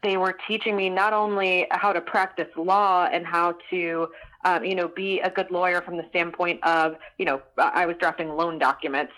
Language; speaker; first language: English; native; English